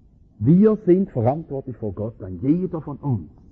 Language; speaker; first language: German; native; German